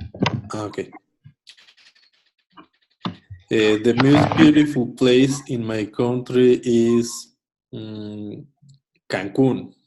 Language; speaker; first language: English; non-native, learner; Spanish